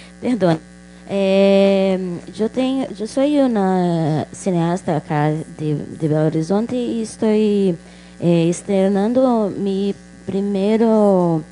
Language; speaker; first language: Portuguese; non-native, local second language; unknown